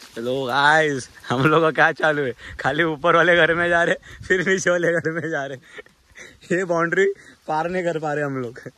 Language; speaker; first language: Hindi; non-native, local second language; Marathi